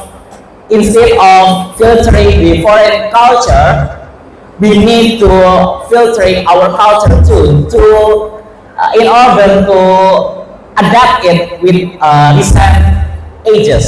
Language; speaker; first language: English; non-native, fluent; Indonesian